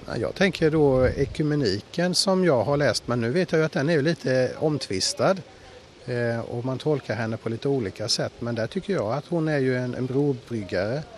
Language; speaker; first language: Swedish; native; Swedish